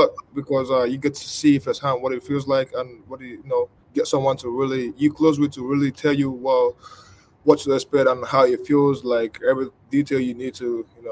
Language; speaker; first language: English; non-native, local second language; Igbo